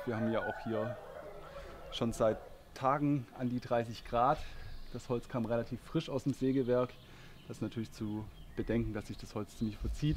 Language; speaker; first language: German; native; German